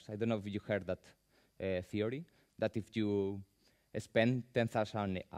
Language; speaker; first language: English; non-native, fluent; Spanish